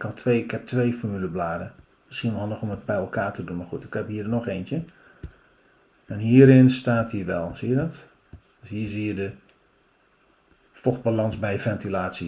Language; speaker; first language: Dutch; native; Dutch